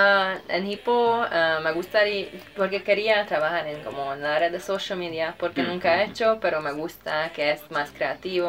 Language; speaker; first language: Spanish; non-native, fluent; Hungarian